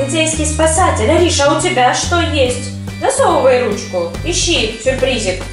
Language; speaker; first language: Russian; native; Russian